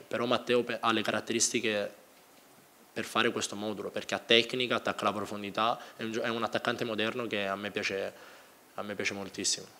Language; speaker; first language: Italian; native; Italian